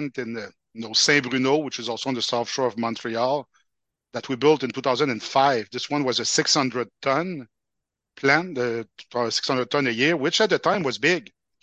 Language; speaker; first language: English; non-native, fluent; French